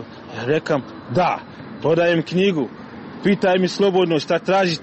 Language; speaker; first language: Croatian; non-native, learner; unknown